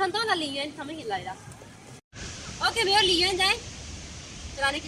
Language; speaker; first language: Chinese; non-native, learner; Urdu